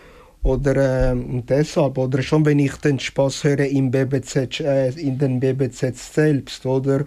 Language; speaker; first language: German; early bilingual, other home language; Italian